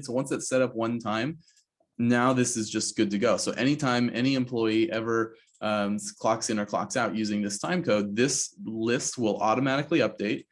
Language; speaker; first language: English; native; English